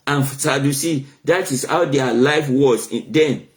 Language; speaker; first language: English; non-native, local second language; Yoruba